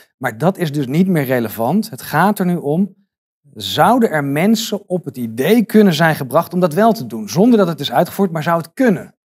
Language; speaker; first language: Dutch; native; Dutch